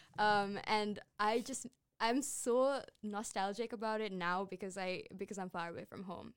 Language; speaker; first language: English; non-native, local second language; Sinhala